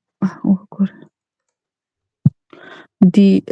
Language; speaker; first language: German; non-native, learner; Macedonian